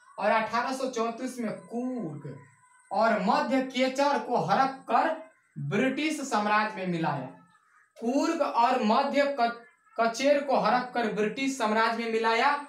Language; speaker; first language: Hindi; native; Hindi